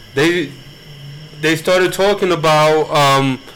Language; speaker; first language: English; early bilingual, other home language; Spanish